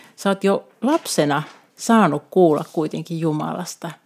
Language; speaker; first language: Finnish; native; Finnish